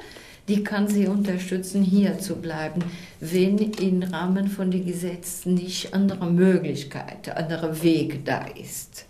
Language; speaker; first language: German; non-native, learner; Portuguese